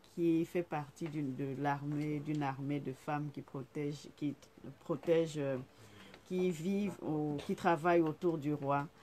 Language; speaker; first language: French; non-native, fluent; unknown